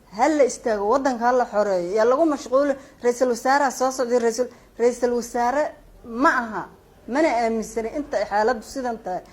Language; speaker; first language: Somali; native; Somali